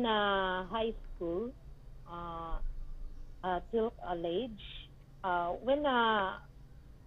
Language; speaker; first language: English; non-native, local second language; Hiligaynon